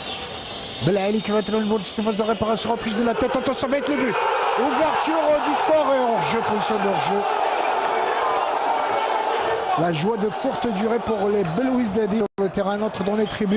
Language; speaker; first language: French; non-native, local second language; Arabic